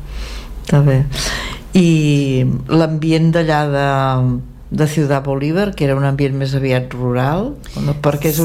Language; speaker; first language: Catalan; native; Catalan